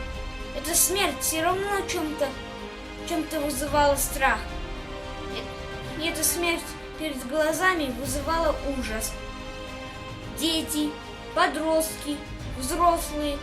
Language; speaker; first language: Russian; native; Russian